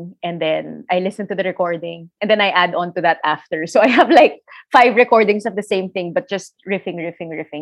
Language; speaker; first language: English; non-native, local second language; Filipino